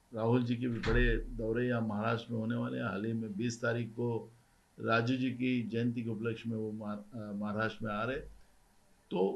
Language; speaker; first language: Hindi; non-native, local second language; Marathi